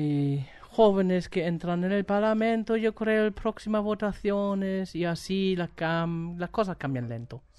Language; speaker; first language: Spanish; non-native, fluent; German